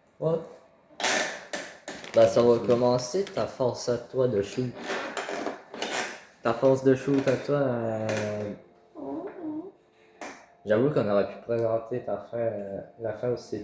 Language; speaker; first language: French; native; French